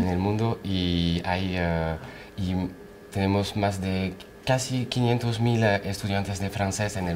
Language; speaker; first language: Spanish; non-native, fluent; French